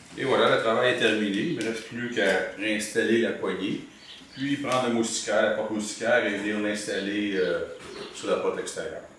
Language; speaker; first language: French; native; French